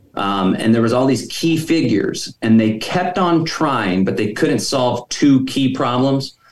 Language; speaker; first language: English; native; English